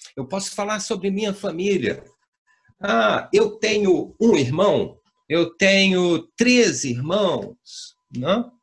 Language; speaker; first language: Portuguese; native; Portuguese